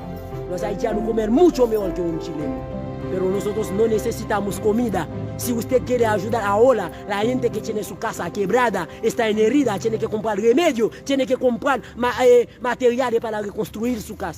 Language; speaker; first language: Spanish; non-native, learner; Haitian Creole